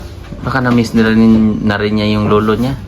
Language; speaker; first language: Filipino; native; Filipino